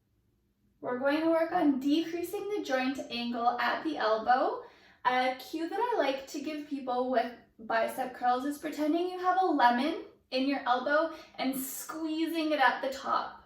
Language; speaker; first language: English; native; English